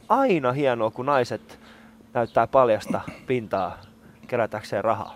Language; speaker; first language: Finnish; native; Finnish